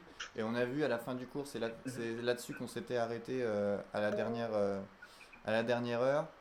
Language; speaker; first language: French; native; French